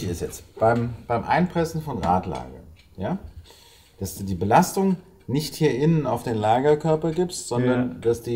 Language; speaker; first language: German; native; German